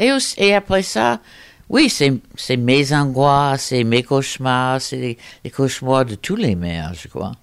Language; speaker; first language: French; non-native, fluent; English